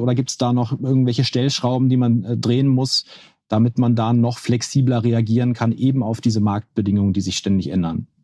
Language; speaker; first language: German; native; German